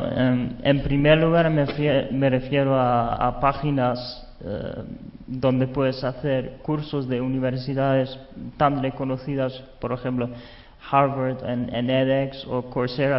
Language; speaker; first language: Spanish; non-native, fluent; German